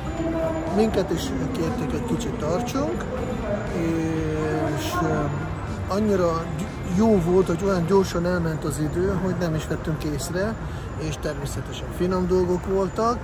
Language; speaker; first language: Hungarian; non-native, fluent; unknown